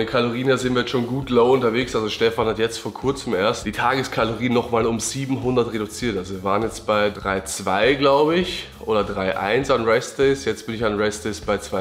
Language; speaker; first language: German; native; German